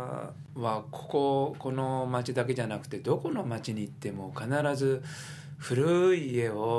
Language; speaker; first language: Japanese; native; Japanese